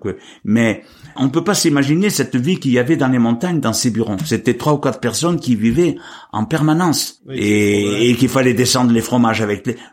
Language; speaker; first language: French; native; French